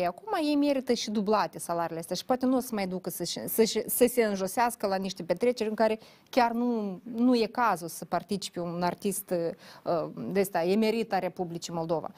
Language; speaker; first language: Romanian; native; Romanian